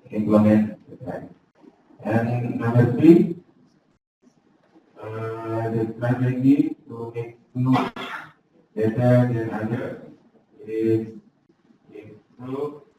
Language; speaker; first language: English; non-native, learner; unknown